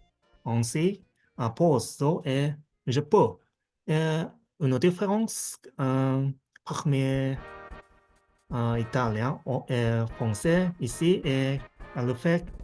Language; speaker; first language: French; non-native, fluent; Japanese